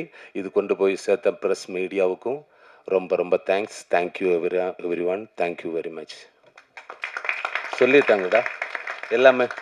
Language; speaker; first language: Tamil; non-native, learner; Malayalam